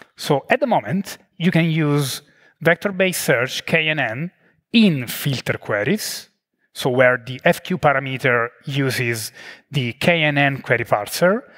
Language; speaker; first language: English; non-native, fluent; Italian